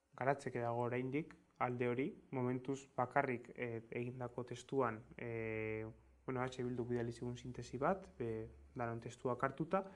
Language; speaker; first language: Basque; non-native, local second language; Spanish